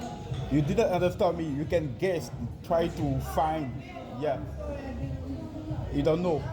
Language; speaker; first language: English; non-native, learner; French